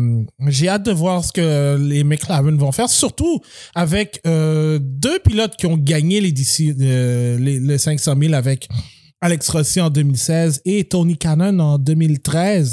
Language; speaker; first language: French; native; French